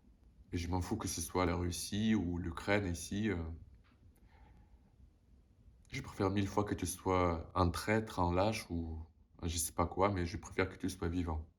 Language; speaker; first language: French; non-native, fluent; Russian